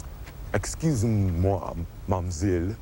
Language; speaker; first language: French; non-native, learner; English